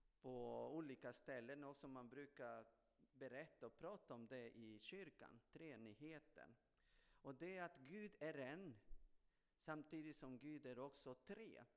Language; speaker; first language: Swedish; non-native, fluent; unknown